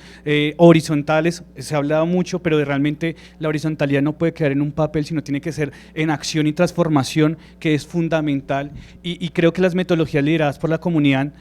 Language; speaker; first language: Spanish; native; Spanish